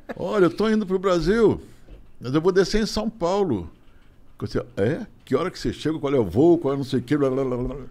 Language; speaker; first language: Portuguese; native; Portuguese